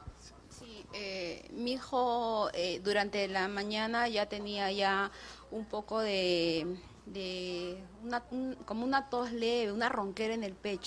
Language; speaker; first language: Spanish; native; Spanish